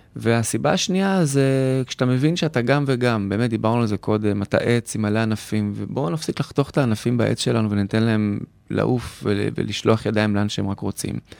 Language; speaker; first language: Hebrew; native; Hebrew